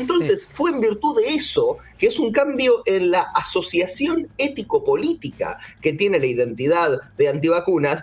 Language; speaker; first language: Spanish; native; Spanish